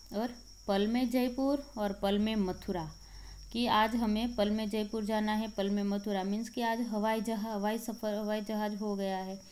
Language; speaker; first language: Hindi; non-native, local second language; Gujarati